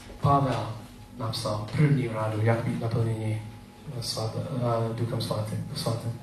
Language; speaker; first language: Czech; non-native, learner; English